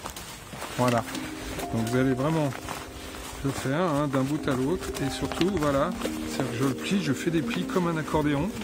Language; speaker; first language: French; native; French